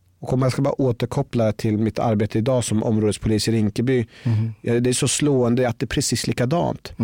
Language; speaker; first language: Swedish; early bilingual, other home language; Persian